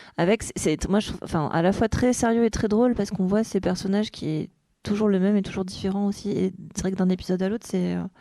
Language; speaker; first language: French; native; French